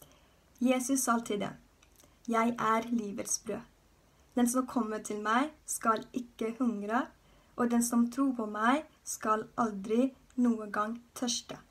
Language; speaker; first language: Norwegian; non-native, fluent; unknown